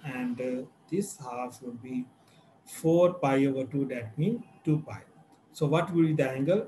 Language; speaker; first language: English; non-native, local second language; Urdu